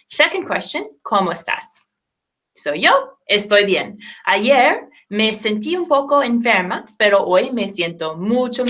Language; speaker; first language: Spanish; non-native, fluent; English